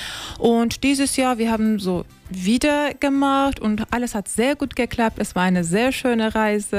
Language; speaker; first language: German; non-native, fluent; Turkish